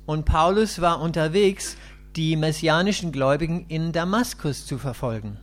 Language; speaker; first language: German; native; German